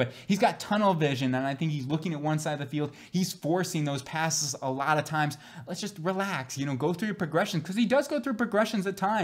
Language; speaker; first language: English; native; English